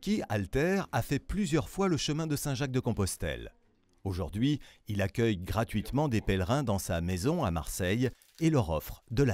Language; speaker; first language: French; native; French